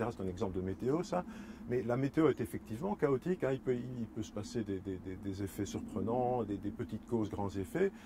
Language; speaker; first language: French; native; French